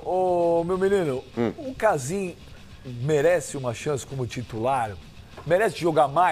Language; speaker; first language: Portuguese; native; Portuguese